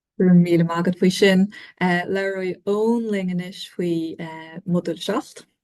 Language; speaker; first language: Irish; native; Irish